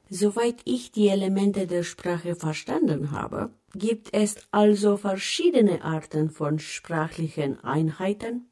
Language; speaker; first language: German; non-native, fluent; Romanian